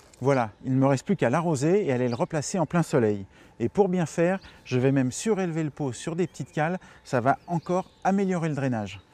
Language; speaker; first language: French; native; French